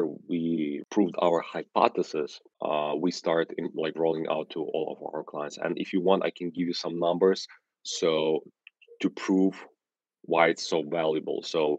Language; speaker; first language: English; non-native, fluent; Ukrainian